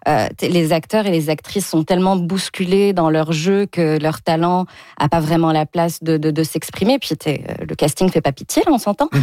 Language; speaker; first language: French; native; French